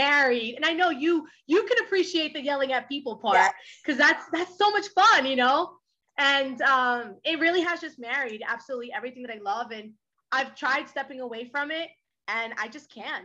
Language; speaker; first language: English; early bilingual, other home language; Spanish